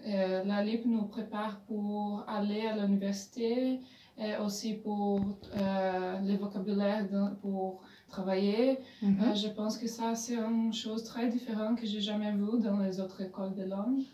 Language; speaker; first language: French; non-native, fluent; Portuguese